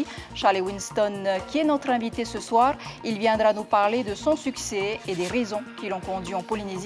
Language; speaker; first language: French; native; French